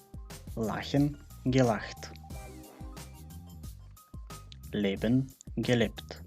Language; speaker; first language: German; non-native, fluent; Macedonian